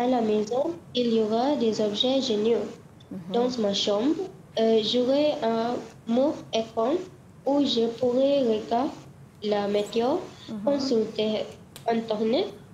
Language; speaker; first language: French; non-native, learner; Malay